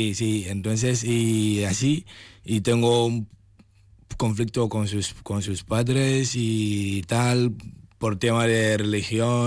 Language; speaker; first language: Spanish; non-native, learner; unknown